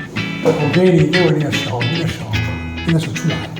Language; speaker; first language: Chinese; non-native, fluent; Italian